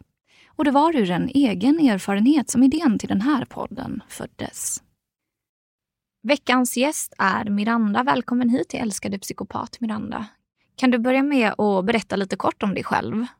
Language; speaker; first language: Swedish; native; Swedish